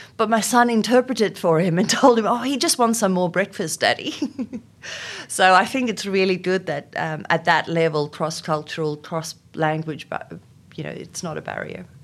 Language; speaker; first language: English; non-native, local second language; Afrikaans